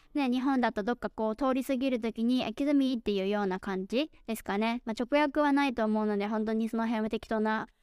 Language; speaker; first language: Japanese; native; Japanese